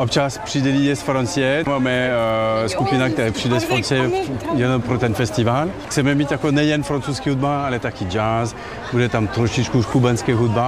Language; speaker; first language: Czech; non-native, learner; French